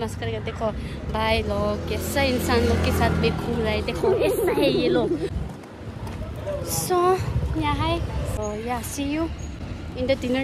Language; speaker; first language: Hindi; non-native, local second language; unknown